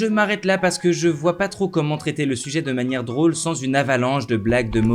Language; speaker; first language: French; native; French